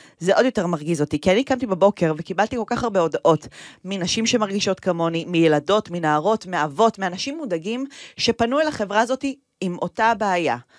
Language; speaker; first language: Hebrew; native; Hebrew